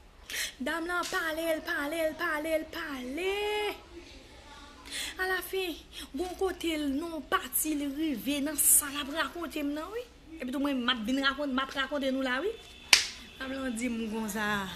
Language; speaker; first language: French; non-native, learner; Haitian Creole